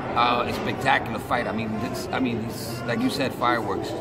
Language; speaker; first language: English; native; English